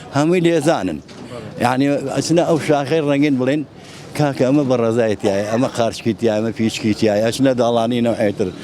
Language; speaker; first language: Central Kurdish; non-native, local second language; Gurani